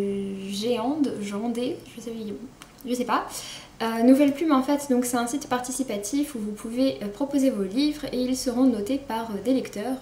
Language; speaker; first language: French; native; French